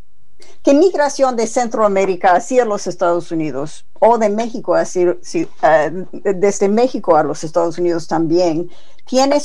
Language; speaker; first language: Spanish; non-native, fluent; English